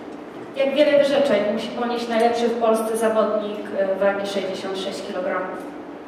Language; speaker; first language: Polish; native; Polish